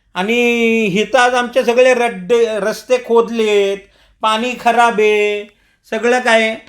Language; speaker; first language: Marathi; non-native, local second language; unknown